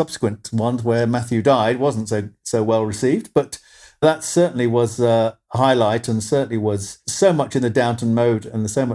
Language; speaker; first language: English; native; English